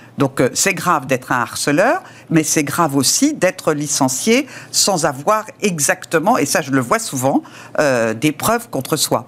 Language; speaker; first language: French; native; French